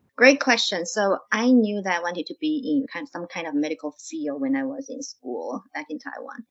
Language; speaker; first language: English; non-native, fluent; Chinese